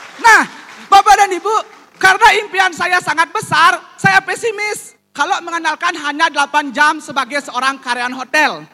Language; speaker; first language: Indonesian; native; Indonesian